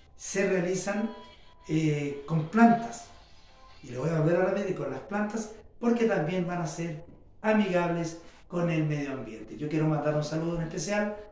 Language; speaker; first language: Spanish; native; Spanish